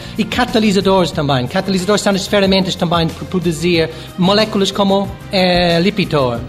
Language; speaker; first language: Portuguese; non-native, fluent; English